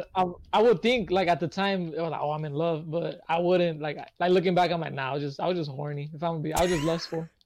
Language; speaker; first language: English; native; English